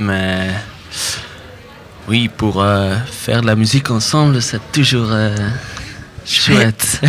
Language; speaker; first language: French; non-native, local second language; Dutch